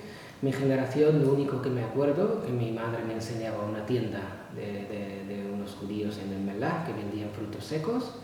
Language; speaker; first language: Spanish; non-native, fluent; Arabic